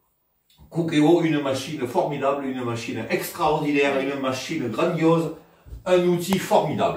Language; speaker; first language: French; native; French